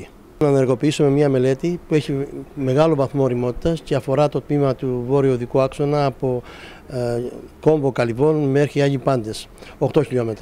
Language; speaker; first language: Greek; native; Greek